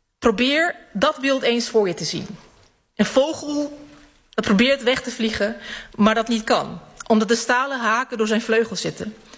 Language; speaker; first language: Dutch; early bilingual, other home language; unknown